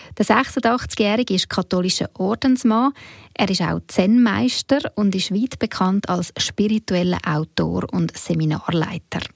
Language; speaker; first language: German; native; German